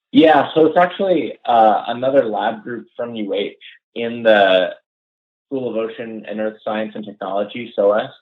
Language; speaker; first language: English; native; English